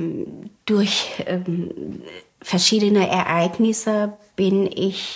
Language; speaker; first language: German; non-native, fluent; Vietnamese